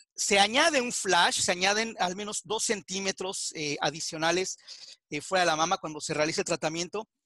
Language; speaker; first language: Spanish; native; Spanish